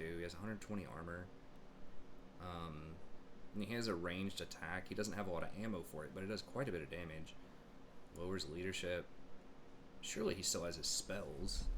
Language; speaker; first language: English; native; English